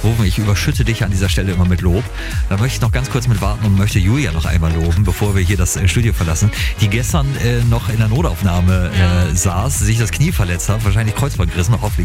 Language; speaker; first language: German; native; German